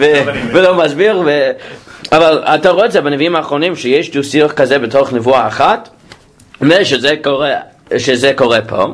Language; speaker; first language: Hebrew; non-native, fluent; English